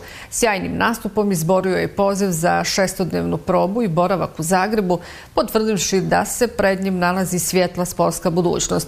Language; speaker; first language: Serbian; native; Serbian